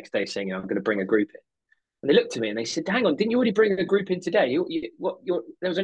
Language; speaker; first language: English; native; English